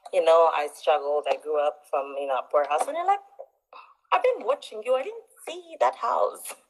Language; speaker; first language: English; non-native, local second language; Ganda